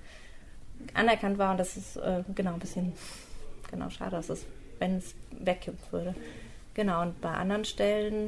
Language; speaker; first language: German; native; German